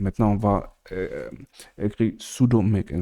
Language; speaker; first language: French; non-native, learner; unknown